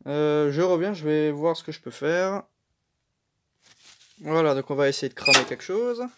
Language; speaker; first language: French; native; French